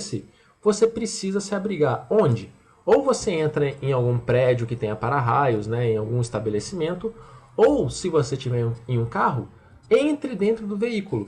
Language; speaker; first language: Portuguese; native; Portuguese